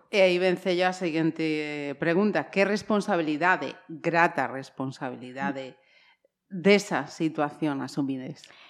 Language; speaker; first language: Galician; native; Galician